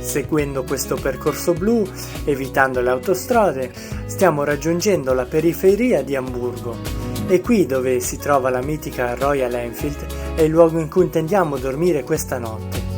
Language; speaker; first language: Italian; native; Italian